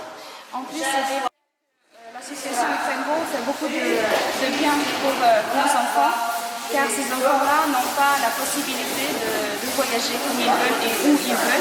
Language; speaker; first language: French; non-native, fluent; Ukrainian